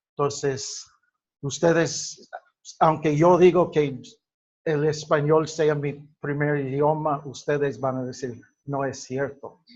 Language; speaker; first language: Spanish; non-native, fluent; English